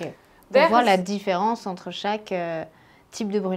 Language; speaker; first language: French; native; French